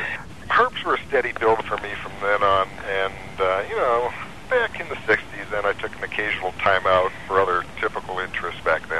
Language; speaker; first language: English; native; English